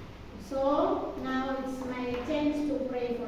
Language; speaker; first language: English; non-native, learner; Indonesian